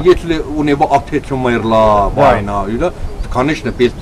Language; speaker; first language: Russian; non-native, learner; Azerbaijani